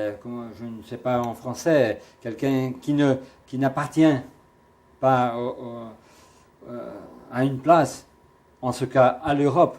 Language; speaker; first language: French; non-native, fluent; Portuguese